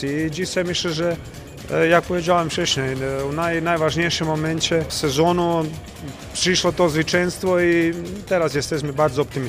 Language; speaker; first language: Polish; non-native, fluent; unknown